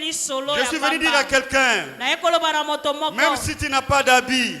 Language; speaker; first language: French; non-native, local second language; Lingala